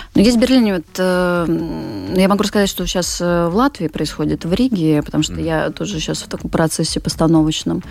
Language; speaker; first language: Russian; native; Russian